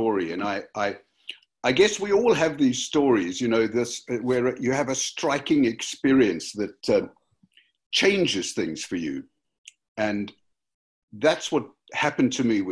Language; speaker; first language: English; native; English